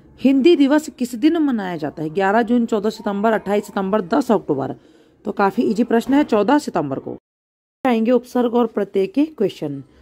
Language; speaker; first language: Hindi; native; Hindi